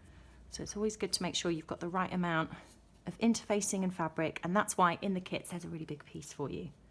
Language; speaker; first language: English; native; English